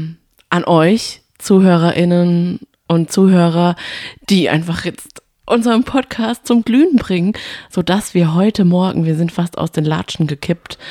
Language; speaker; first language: German; native; German